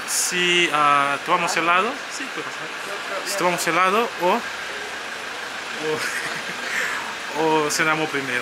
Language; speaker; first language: Spanish; non-native, learner; Haitian Creole